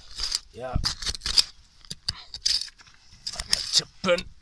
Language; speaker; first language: Welsh; non-native, learner; English